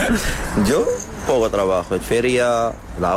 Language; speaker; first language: Spanish; non-native, learner; Arabic